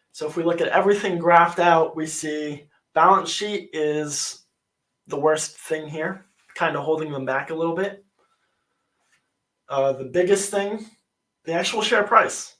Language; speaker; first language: English; native; English